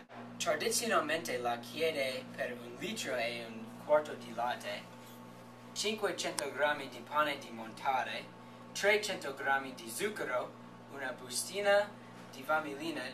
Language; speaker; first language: Italian; non-native, learner; English